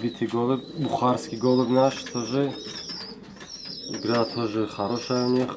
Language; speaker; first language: Russian; non-native, local second language; Tajik